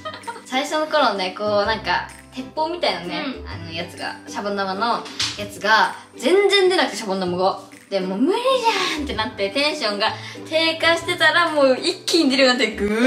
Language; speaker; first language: Japanese; native; Japanese